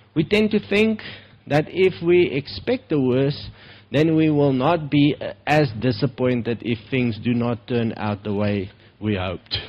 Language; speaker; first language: English; non-native, local second language; Afrikaans